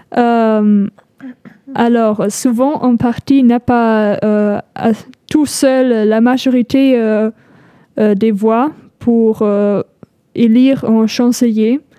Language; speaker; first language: French; non-native, fluent; German